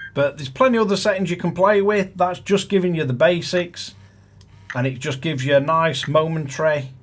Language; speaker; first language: English; native; English